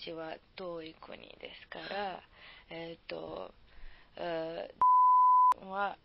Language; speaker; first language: Japanese; non-native, learner; Serbian